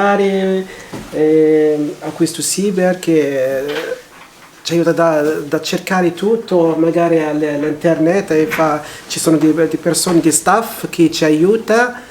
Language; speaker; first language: Italian; non-native, fluent; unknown